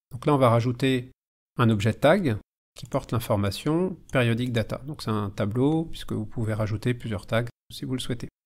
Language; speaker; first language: French; native; French